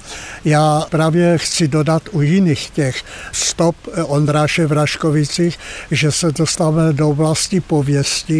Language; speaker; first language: Czech; native; Czech